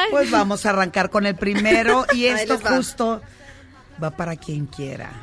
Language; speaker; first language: Spanish; native; Spanish